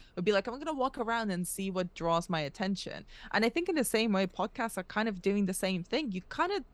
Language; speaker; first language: English; early bilingual, other home language; Russian